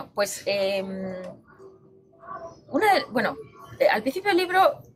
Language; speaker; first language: Spanish; native; Spanish